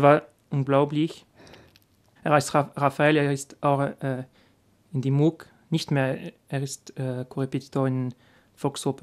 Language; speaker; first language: German; non-native, learner; French